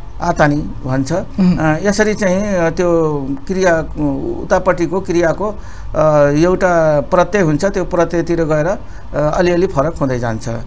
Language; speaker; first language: Nepali; non-native, local second language; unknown